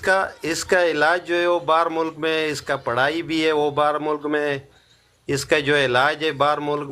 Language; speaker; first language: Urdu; non-native, local second language; Pashto